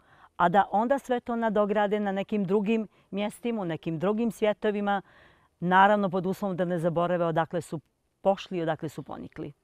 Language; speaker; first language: Serbian; native; Serbian